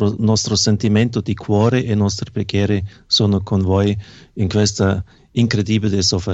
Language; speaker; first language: Italian; non-native, fluent; German